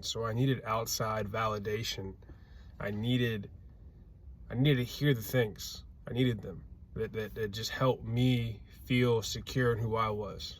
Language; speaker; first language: English; native; English